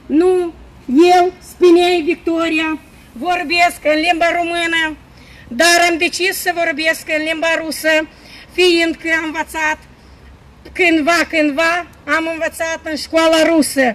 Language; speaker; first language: Romanian; non-native, local second language; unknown